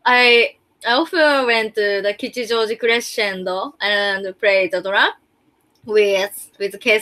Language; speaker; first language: English; non-native, learner; Japanese